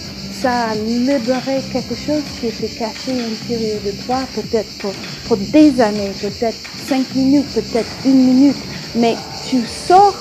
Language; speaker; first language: French; non-native, fluent; English